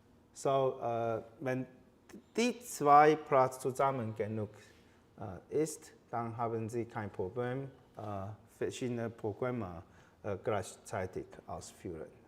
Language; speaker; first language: German; non-native, fluent; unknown